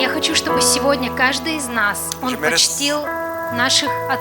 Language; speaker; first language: Russian; native; Russian